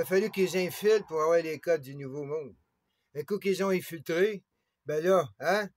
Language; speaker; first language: French; native; French